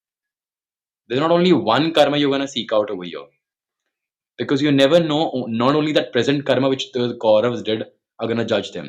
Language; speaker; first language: English; non-native, local second language; Hindi